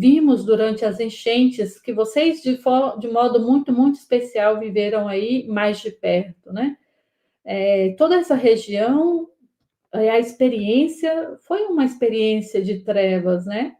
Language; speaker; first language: Portuguese; native; Portuguese